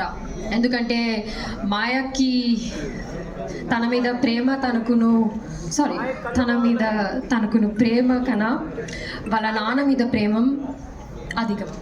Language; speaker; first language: Telugu; non-native, learner; Malayalam